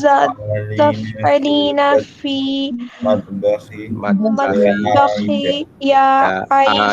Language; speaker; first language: Arabic; non-native, learner; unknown